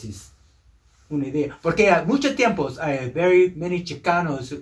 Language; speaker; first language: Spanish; non-native, local second language; English